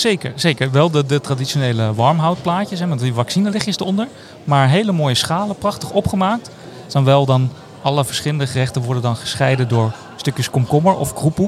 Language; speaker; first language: Dutch; native; Dutch